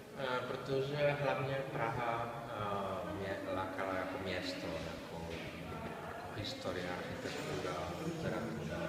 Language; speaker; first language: Czech; non-native, fluent; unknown